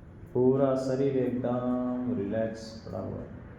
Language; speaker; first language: Hindi; native; Hindi